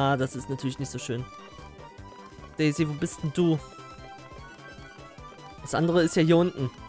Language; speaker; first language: German; native; German